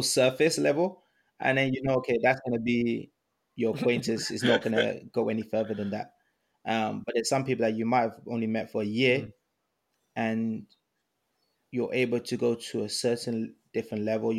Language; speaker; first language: English; non-native, local second language; Yoruba